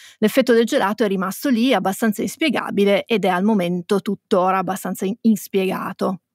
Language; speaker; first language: Italian; native; Italian